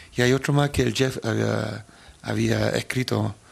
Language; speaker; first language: Spanish; early bilingual, heritage; Spanish